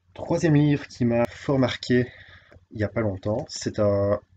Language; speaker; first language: French; native; French